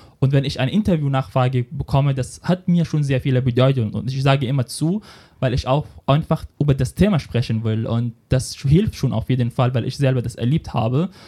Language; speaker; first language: German; non-native, fluent; Arabic